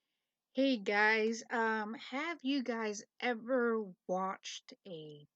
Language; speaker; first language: English; native; English